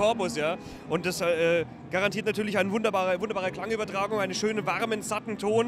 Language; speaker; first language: German; native; German